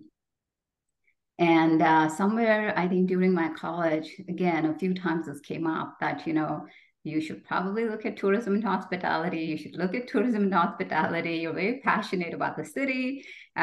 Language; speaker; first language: English; non-native, local second language; Hindi